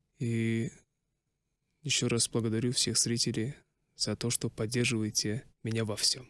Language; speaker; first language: Russian; non-native, local second language; Kazakh